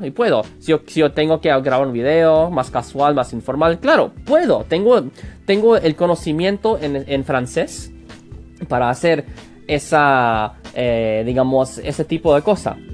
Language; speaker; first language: Spanish; non-native, fluent; English